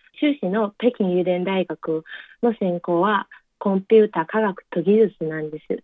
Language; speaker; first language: Japanese; non-native, learner; Chinese